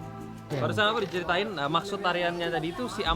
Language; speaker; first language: Indonesian; native; Indonesian